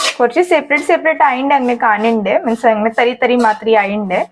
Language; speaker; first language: Malayalam; native; Malayalam